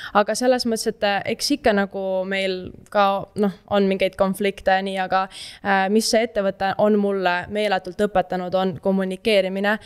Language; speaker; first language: Estonian; native; Estonian